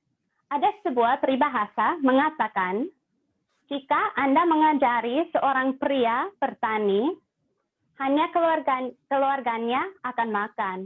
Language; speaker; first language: Indonesian; non-native, learner; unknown